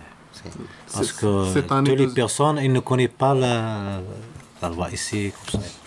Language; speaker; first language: French; non-native, learner; Arabic